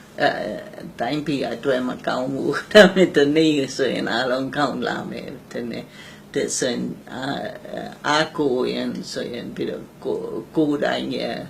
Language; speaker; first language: Burmese; non-native, learner; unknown